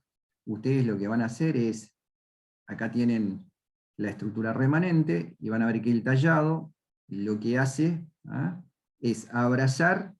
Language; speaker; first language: Spanish; native; Spanish